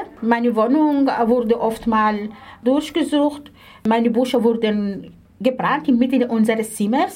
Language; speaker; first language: German; non-native, fluent; Arabic